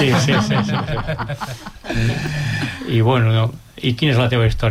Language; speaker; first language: Catalan; native; Catalan